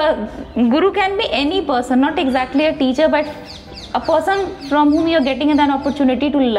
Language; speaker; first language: English; non-native, local second language; Hindi